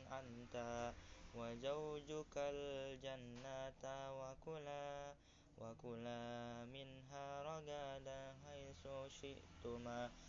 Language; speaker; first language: Arabic; non-native, learner; Indonesian